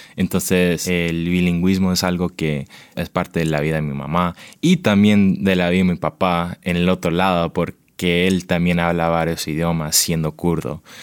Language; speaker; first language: Spanish; early bilingual, heritage; Spanish